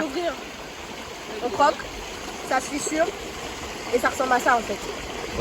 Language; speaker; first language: French; native; French